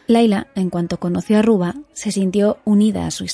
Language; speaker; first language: Spanish; native; Spanish